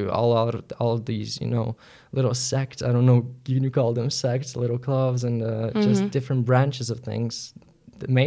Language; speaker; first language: English; non-native, fluent; Latvian